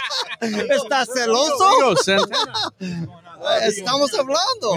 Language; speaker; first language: Spanish; non-native, learner; English